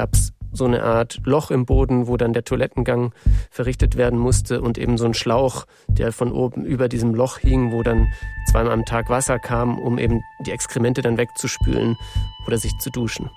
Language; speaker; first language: German; native; German